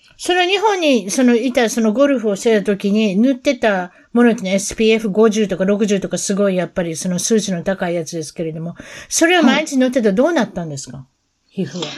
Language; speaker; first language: Japanese; native; Japanese